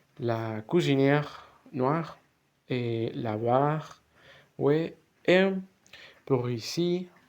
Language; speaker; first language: French; non-native, learner; Spanish